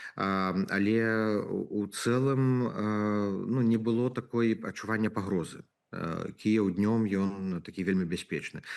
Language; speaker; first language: Belarusian; native; Belarusian